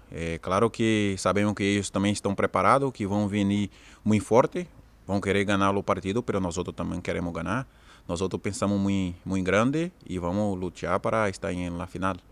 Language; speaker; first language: Portuguese; native; Portuguese